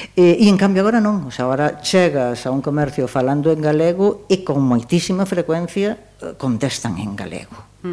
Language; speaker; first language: Galician; early bilingual, heritage; Galician